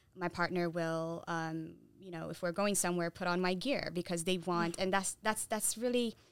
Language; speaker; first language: English; non-native, fluent; Tigrinya